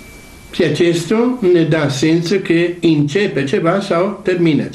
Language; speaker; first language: Romanian; non-native, learner; Italian